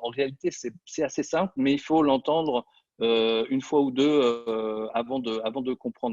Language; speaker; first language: French; native; French